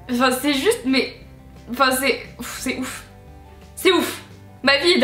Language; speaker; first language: French; native; French